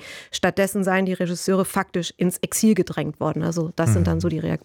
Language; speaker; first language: German; native; German